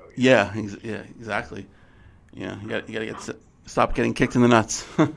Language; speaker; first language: English; native; English